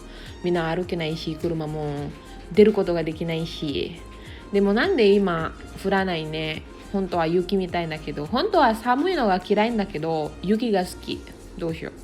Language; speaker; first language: Japanese; non-native, learner; Indonesian